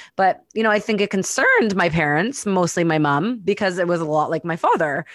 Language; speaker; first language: English; native; English